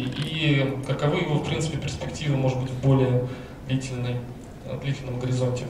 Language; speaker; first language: Russian; native; Russian